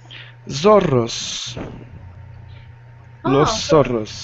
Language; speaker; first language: Spanish; non-native, learner; Portuguese